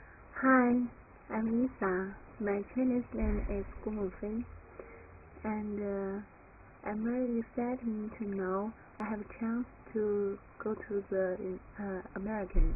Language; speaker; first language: English; non-native, learner; Chinese